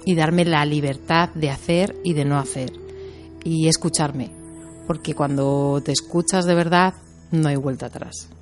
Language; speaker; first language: Spanish; native; Spanish